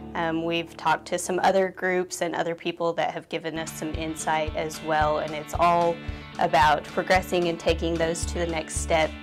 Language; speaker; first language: English; native; English